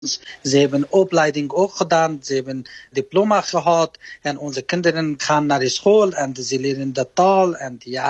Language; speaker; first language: Dutch; non-native, learner; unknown